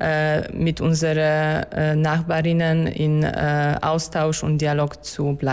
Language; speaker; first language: German; non-native, fluent; Polish